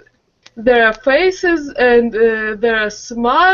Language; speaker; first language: English; non-native, learner; Russian